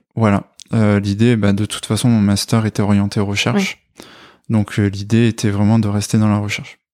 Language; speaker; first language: French; native; French